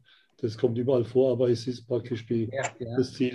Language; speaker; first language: German; native; German